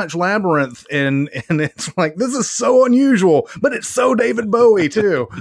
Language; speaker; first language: English; native; English